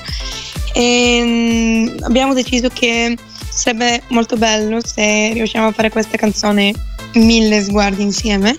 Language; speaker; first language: Italian; non-native, fluent; Bulgarian